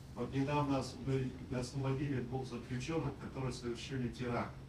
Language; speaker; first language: Russian; non-native, fluent; Italian